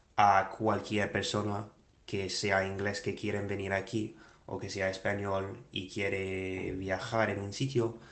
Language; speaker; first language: Spanish; non-native, fluent; English